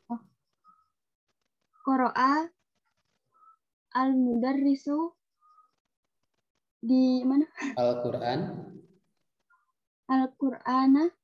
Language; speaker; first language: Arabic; non-native, learner; Indonesian